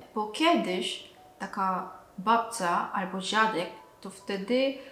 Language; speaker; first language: Polish; non-native, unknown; Korean